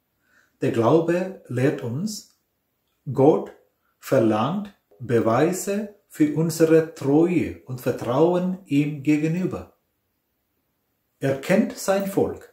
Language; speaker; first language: German; non-native, fluent; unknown